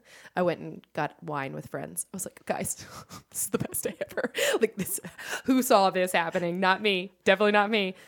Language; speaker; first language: English; native; English